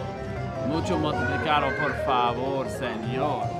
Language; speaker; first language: Spanish; non-native, learner; English